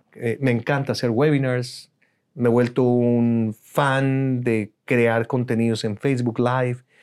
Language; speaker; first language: Spanish; native; Spanish